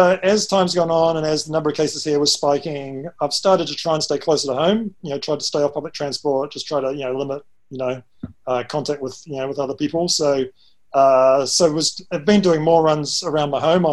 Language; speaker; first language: English; native; English